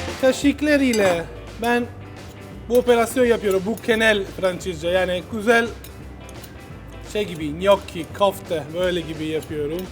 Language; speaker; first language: Turkish; non-native, learner; Italian